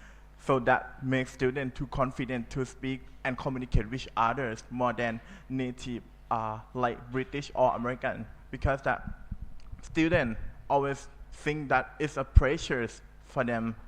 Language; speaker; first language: English; non-native, learner; Thai